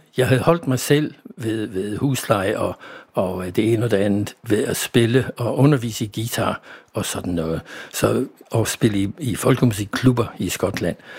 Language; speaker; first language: Danish; non-native, fluent; English